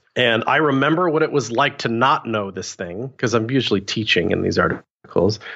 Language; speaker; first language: English; native; English